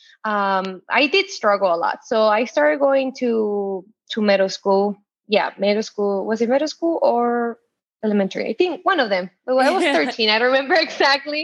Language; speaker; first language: English; non-native, fluent; Spanish